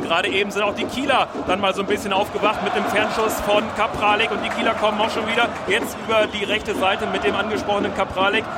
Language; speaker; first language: German; native; German